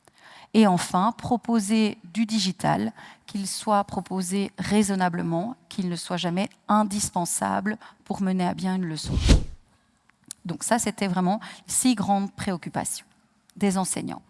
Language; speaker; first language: French; native; French